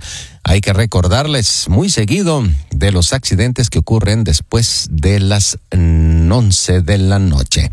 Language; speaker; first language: Spanish; native; Spanish